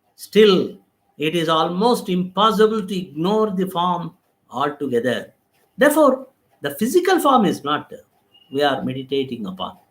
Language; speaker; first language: English; non-native, local second language; Telugu